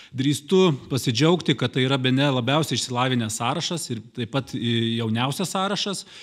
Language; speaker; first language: Lithuanian; native; Lithuanian